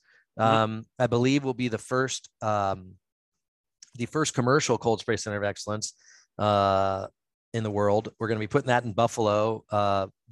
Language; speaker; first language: English; native; English